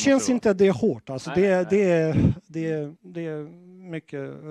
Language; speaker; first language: Swedish; non-native, fluent; Russian